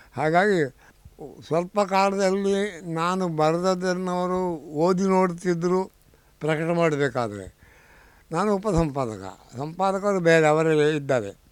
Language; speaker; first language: Kannada; non-native, local second language; Tulu